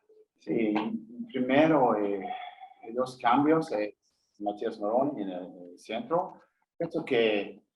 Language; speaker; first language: Spanish; non-native, learner; English